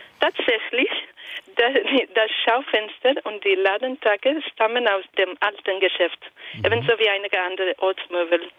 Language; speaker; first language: German; non-native, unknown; Italian